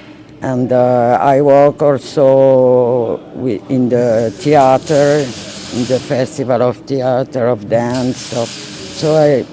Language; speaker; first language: English; non-native, learner; French